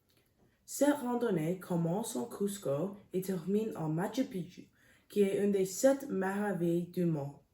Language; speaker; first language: French; non-native, learner; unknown